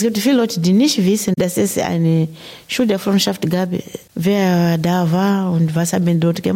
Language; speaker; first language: German; non-native, fluent; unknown